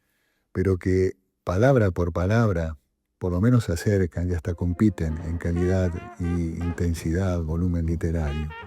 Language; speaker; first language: Spanish; native; Spanish